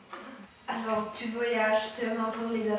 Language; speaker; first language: French; non-native, learner; German